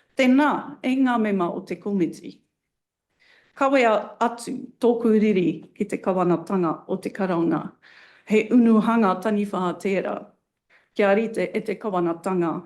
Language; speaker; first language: Māori; non-native, local second language; English